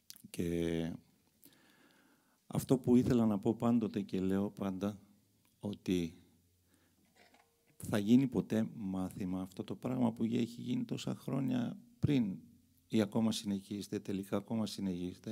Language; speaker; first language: Greek; non-native, fluent; Armenian